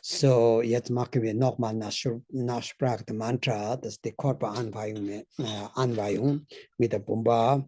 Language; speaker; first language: German; non-native, learner; Tibetan